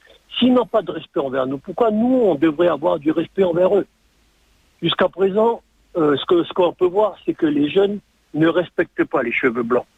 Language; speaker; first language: French; native; French